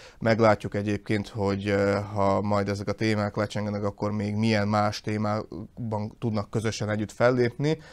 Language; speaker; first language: Hungarian; native; Hungarian